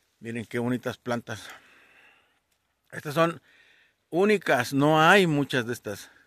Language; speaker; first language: Spanish; native; Spanish